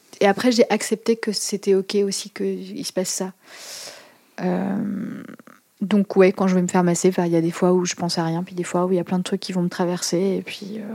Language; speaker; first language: French; native; French